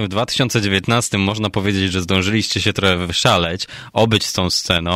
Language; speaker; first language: Polish; native; Polish